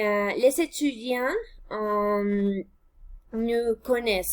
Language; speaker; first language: French; non-native, fluent; Spanish